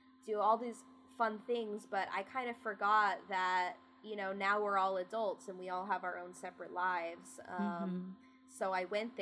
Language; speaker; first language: English; native; English